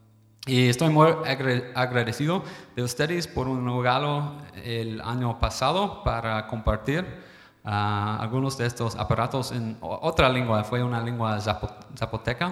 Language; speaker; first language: Spanish; non-native, fluent; English